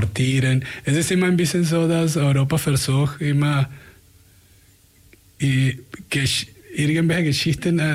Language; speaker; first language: German; non-native, fluent; Spanish